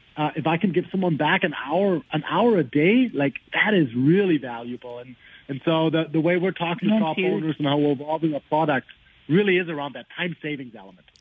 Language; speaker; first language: English; non-native, fluent; German